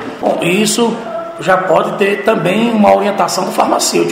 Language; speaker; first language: Portuguese; native; Portuguese